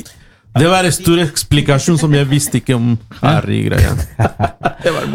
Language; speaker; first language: Norwegian; non-native, learner; Spanish